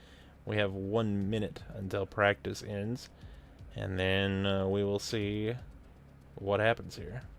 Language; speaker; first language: English; native; English